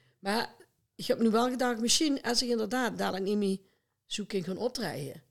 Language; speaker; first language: Dutch; native; Dutch